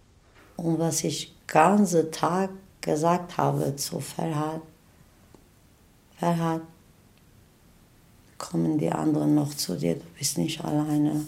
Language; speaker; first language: German; non-native, learner; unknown